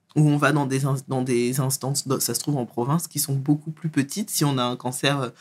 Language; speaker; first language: French; native; French